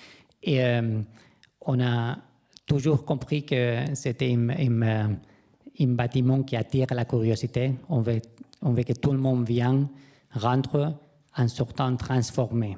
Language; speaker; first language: French; non-native, fluent; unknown